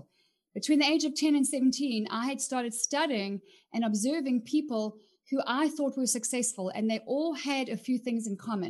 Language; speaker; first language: English; native; English